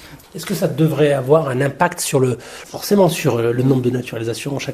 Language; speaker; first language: French; native; French